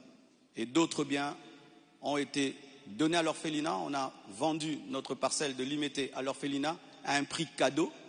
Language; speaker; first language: French; non-native, local second language; Lingala